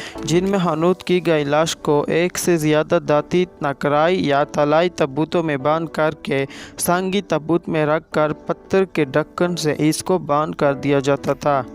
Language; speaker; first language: Urdu; native; Urdu